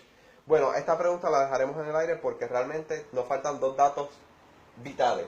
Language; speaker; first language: Spanish; native; Spanish